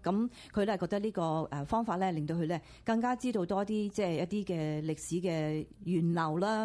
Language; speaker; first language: Cantonese; native; Cantonese